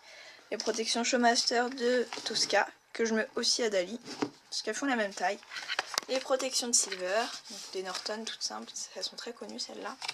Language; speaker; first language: French; native; French